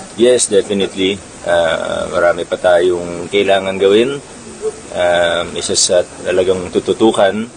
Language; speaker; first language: Filipino; native; Filipino